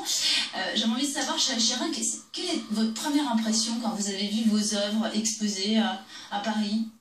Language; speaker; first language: French; native; French